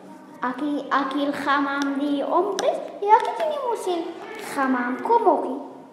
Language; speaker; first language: Spanish; non-native, learner; Arabic